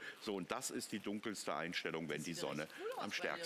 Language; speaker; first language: German; native; German